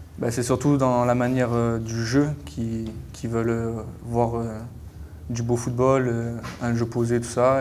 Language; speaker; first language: French; native; French